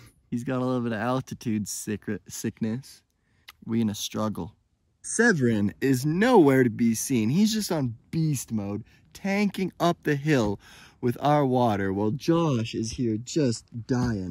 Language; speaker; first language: English; native; English